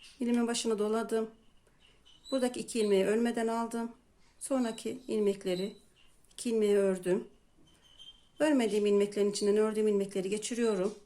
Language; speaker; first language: Turkish; native; Turkish